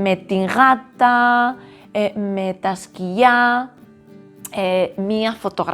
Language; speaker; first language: Greek; non-native, learner; Spanish